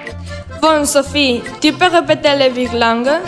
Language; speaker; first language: French; non-native, learner; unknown